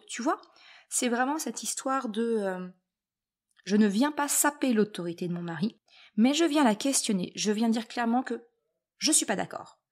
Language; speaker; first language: French; native; French